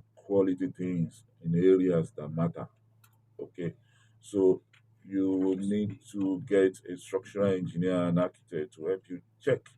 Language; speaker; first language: English; non-native, local second language; Yoruba